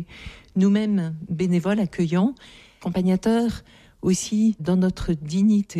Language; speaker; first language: French; native; French